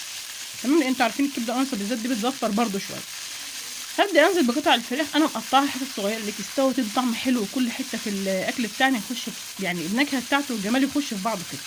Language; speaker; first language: Arabic; native; Arabic